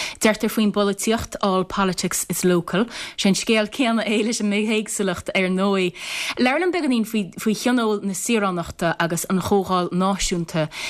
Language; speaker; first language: Irish; native; Irish